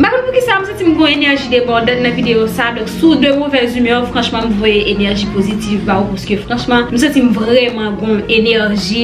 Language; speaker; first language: French; non-native, local second language; Haitian Creole